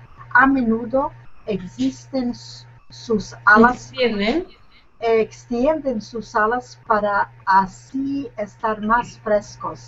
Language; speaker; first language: Spanish; non-native, learner; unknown